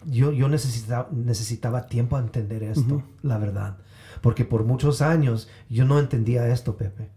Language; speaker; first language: Spanish; early bilingual, heritage; Spanish